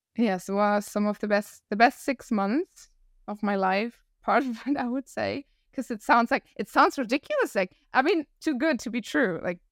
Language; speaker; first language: English; non-native, fluent; German